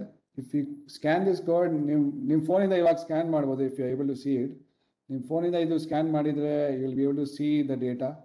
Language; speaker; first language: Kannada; non-native, local second language; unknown